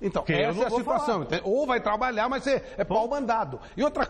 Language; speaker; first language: Portuguese; native; Portuguese